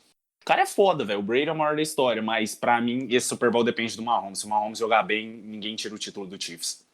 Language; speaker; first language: Portuguese; native; Portuguese